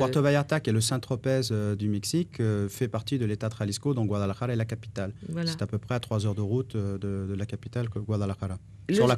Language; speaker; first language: French; native; French